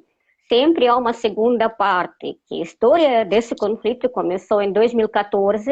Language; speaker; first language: Portuguese; non-native, fluent; Russian